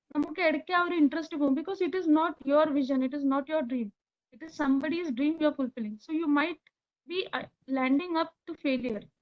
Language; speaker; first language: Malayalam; early bilingual, heritage; Malayalam